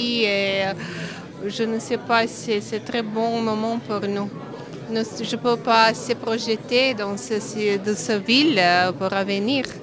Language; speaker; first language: French; non-native, learner; Serbian